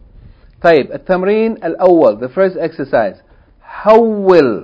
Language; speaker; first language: Arabic; non-native, fluent; English